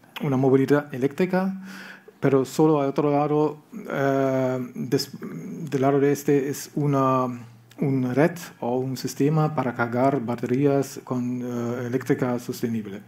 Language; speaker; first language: Spanish; non-native, learner; German